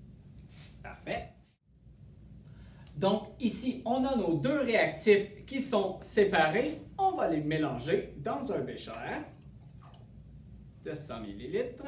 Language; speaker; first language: French; native; French